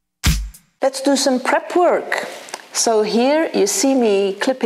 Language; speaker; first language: English; non-native, fluent; Dutch